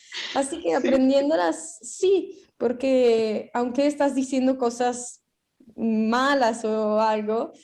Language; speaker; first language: Spanish; non-native, fluent; Italian